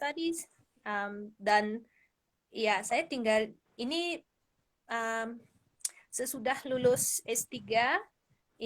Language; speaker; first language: Indonesian; non-native, fluent; English